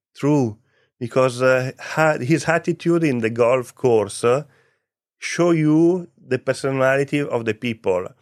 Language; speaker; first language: English; non-native, learner; Italian